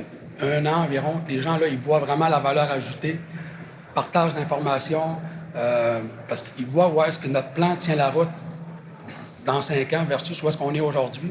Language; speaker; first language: French; native; French